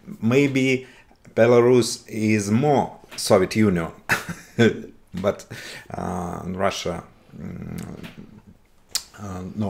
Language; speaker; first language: English; non-native, learner; Russian